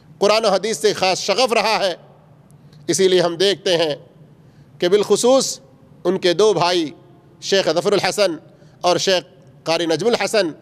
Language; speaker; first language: Urdu; native; Urdu